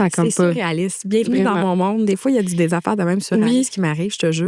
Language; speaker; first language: French; native; French